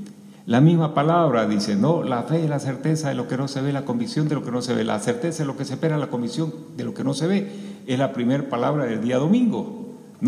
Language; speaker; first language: Spanish; native; Spanish